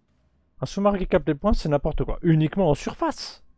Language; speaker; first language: French; native; French